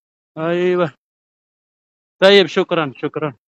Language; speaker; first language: Arabic; non-native, learner; Urdu